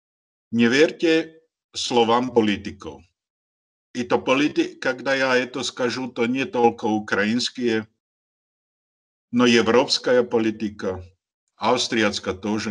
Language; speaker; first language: Russian; non-native, learner; Slovak